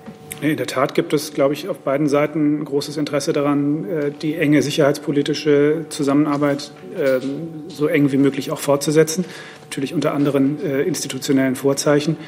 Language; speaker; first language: German; native; German